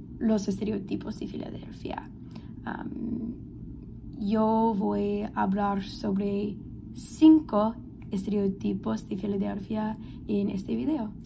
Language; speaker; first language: Spanish; non-native, learner; English